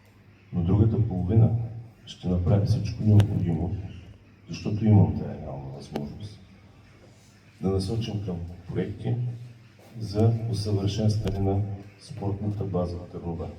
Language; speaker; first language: Bulgarian; native; Bulgarian